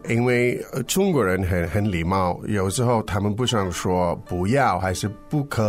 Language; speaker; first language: Chinese; non-native, fluent; English